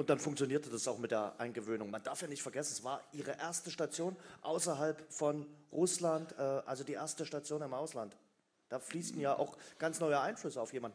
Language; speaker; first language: German; native; German